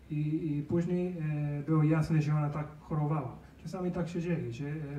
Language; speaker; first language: Polish; non-native, learner; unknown